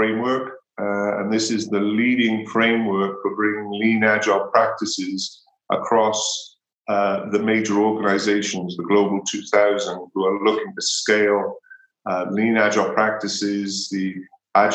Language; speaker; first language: English; native; English